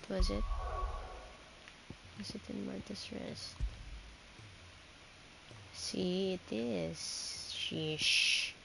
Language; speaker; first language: English; non-native, local second language; Filipino